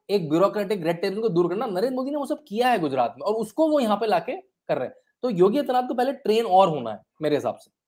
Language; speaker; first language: Hindi; native; Hindi